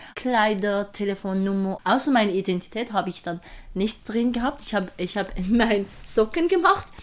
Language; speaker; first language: German; non-native, fluent; Arabic